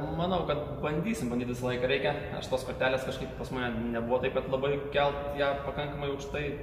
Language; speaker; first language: Lithuanian; native; Lithuanian